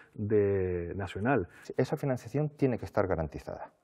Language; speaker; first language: Spanish; native; Spanish